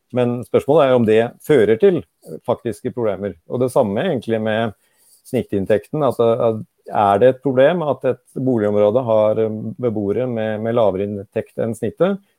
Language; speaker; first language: Norwegian; native; Norwegian